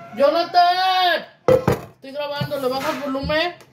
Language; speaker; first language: Spanish; early bilingual, heritage; Spanish